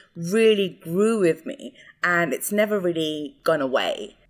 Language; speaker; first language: English; early bilingual, other home language; Hindi